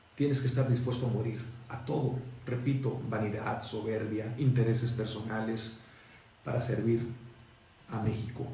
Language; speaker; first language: Spanish; native; Spanish